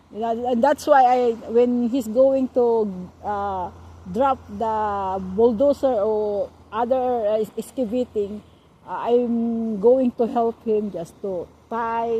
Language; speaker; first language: English; non-native, local second language; Cebuano